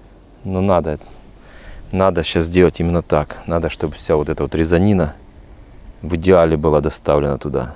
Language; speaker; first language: Russian; native; Russian